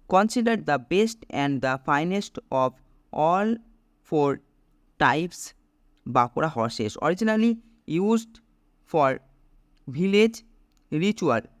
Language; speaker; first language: English; non-native, local second language; Bangla